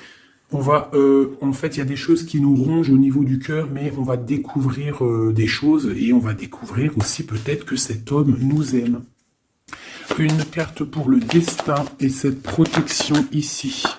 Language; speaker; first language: French; native; French